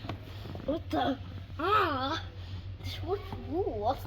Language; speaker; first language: Swedish; early bilingual, other home language; Bangla